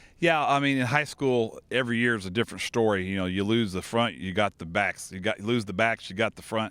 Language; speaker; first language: English; native; English